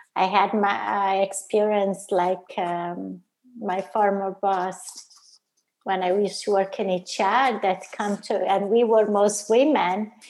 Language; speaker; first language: English; non-native, fluent; Portuguese